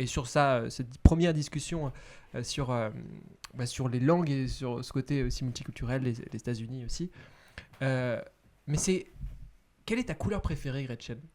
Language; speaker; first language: French; native; French